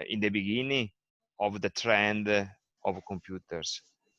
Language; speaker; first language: English; non-native, learner; Italian